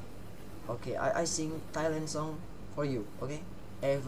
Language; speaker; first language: English; non-native, learner; Thai